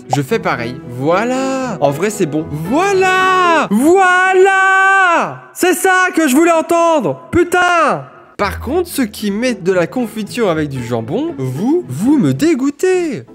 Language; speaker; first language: French; native; French